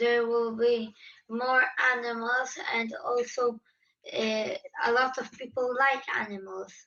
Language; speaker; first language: English; non-native, fluent; Polish